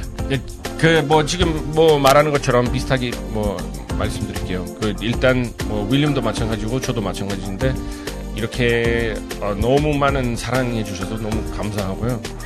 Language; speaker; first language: Korean; non-native, fluent; English